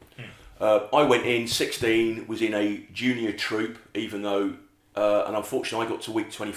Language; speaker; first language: English; native; English